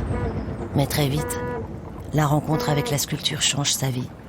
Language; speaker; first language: French; native; French